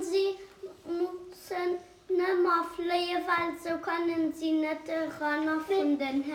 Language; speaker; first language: German; non-native, local second language; Portuguese